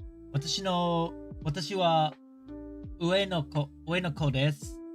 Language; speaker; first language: Japanese; non-native, learner; English